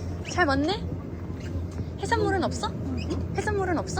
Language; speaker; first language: Korean; native; Korean